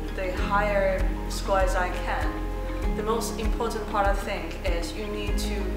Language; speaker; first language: English; non-native, fluent; Chinese